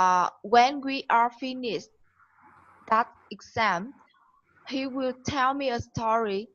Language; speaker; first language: English; non-native, learner; Vietnamese